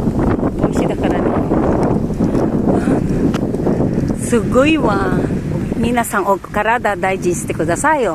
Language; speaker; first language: Japanese; non-native, fluent; Filipino